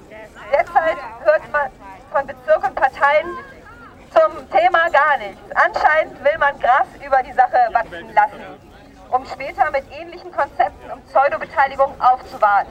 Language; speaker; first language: German; native; German